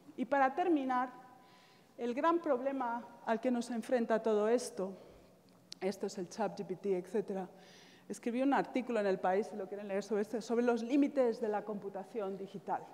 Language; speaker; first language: Spanish; native; Spanish